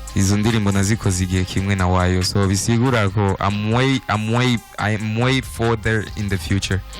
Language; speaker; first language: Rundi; non-native, local second language; Swahili